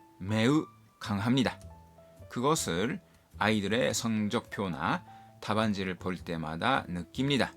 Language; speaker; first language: Korean; non-native, fluent; Japanese